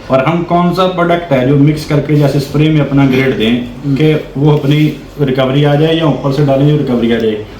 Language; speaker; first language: Hindi; non-native, local second language; Punjabi